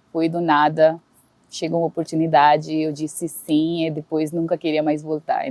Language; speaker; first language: Portuguese; non-native, fluent; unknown